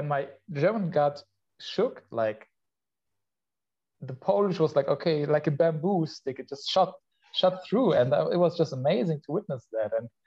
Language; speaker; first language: English; non-native, fluent; Polish